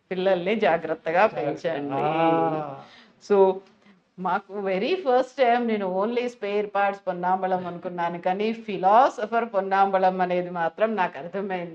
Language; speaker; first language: Telugu; native; Telugu